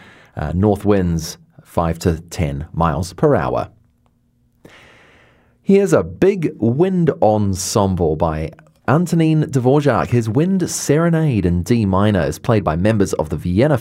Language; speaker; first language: English; native; English